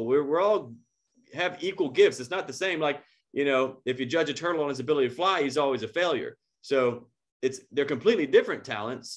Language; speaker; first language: English; native; English